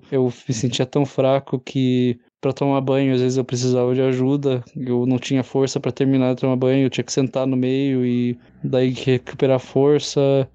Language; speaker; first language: Portuguese; native; Portuguese